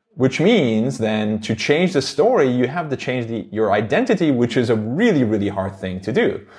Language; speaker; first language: English; non-native, fluent; Turkish